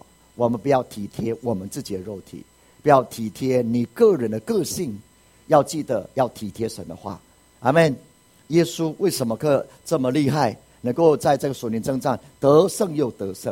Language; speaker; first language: Chinese; native; Chinese